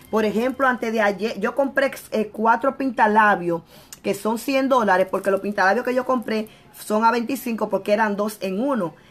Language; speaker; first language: Spanish; native; Spanish